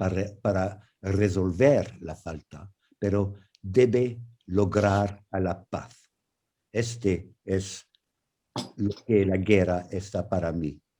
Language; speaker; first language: Spanish; non-native, fluent; English